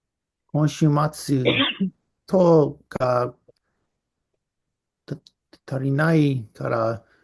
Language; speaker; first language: Japanese; non-native, learner; English